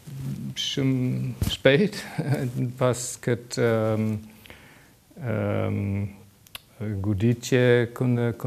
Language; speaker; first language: Albanian; non-native, learner; German